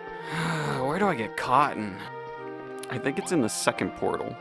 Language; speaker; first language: English; native; English